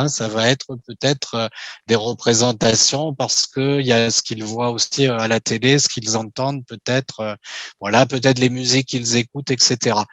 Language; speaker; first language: French; native; French